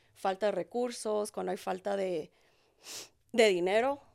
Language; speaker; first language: Spanish; early bilingual, heritage; Spanish